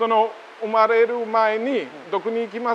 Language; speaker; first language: Japanese; non-native, learner; German